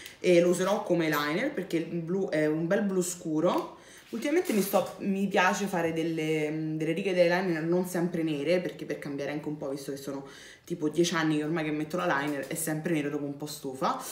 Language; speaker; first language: Italian; native; Italian